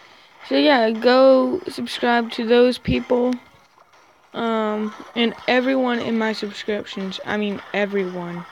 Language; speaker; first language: English; native; English